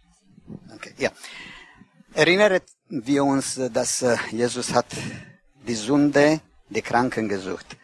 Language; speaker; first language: German; non-native, learner; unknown